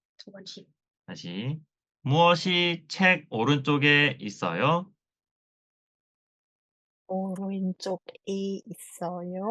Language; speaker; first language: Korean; non-native, fluent; Thai